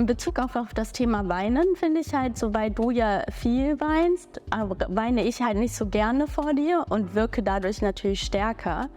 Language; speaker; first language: German; early bilingual, other home language; Bangla